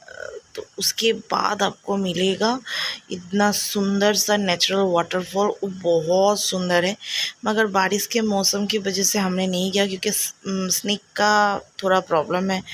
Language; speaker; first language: Hindi; non-native, local second language; Bangla